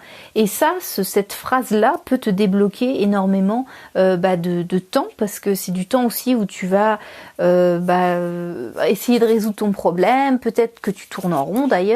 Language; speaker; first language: French; native; French